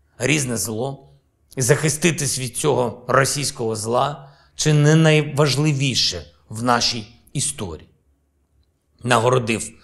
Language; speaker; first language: Ukrainian; non-native, local second language; Russian